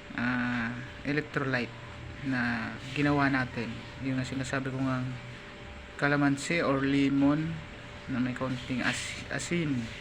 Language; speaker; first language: Filipino; non-native, local second language; Bikol